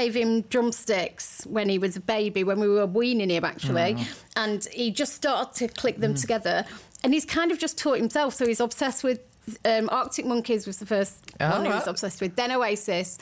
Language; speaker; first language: English; native; English